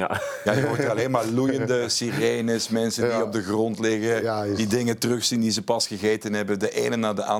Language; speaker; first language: Dutch; native; Dutch